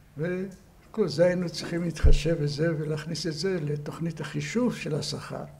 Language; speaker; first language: Hebrew; non-native, fluent; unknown